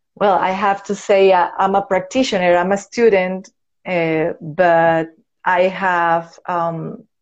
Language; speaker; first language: English; non-native, learner; Spanish